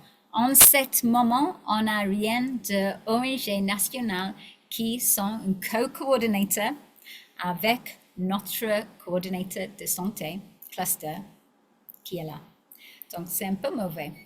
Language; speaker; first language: French; non-native, learner; English